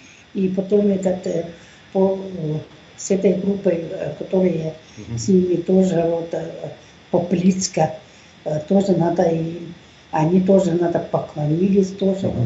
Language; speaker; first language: Russian; non-native, local second language; Tuvinian